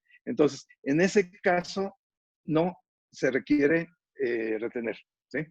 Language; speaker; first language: Spanish; native; Spanish